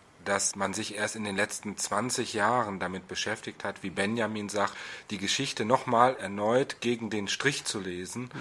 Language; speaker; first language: German; native; German